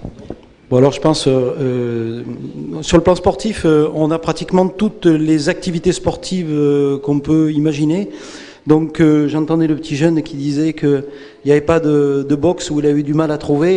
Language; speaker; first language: French; native; French